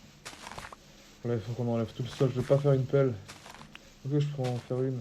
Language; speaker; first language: French; native; French